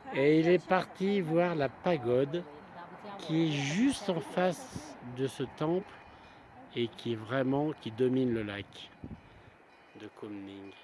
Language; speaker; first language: French; native; French